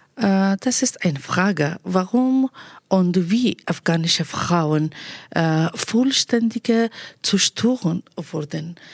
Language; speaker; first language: German; non-native, learner; Persian